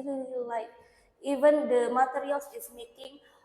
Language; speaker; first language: English; non-native, learner; Indonesian